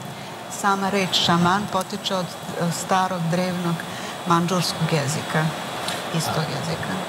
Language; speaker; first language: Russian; non-native, learner; Serbian